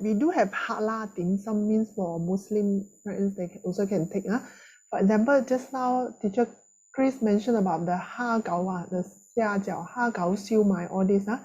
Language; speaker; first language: English; non-native, local second language; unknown